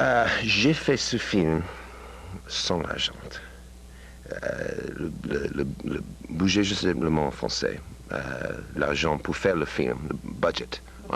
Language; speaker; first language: French; non-native, learner; English